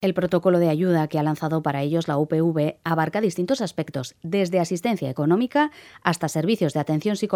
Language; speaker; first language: Spanish; native; Spanish